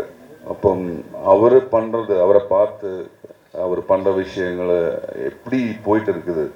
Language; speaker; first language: Tamil; non-native, learner; Malayalam